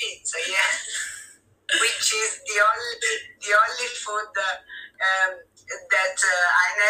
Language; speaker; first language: English; non-native, fluent; Italian